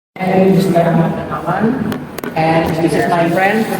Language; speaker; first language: English; non-native, learner; Indonesian